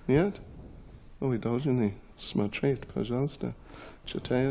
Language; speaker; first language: Russian; non-native, learner; English